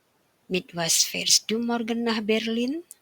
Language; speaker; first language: German; non-native, fluent; Indonesian